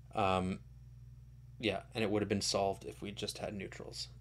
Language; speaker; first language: English; native; English